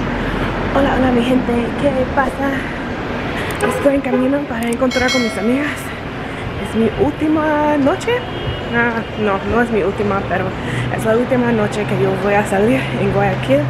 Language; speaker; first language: Spanish; non-native, learner; English